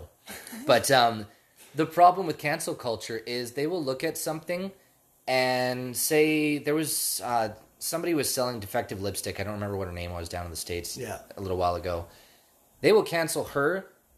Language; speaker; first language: English; native; English